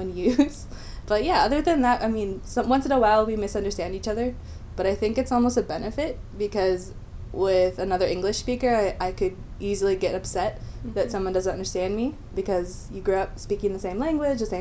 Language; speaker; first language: English; native; English